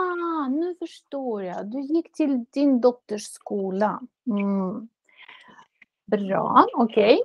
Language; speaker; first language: Swedish; non-native, fluent; Russian